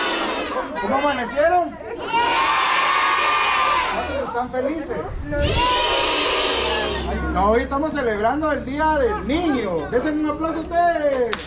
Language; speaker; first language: Spanish; native; Spanish